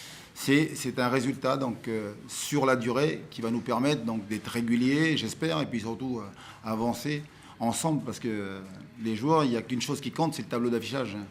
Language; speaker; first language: French; native; French